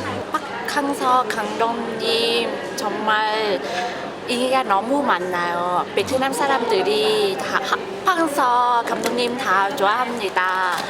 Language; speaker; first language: Korean; non-native, fluent; Vietnamese